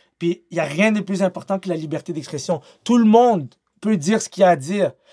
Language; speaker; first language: French; native; French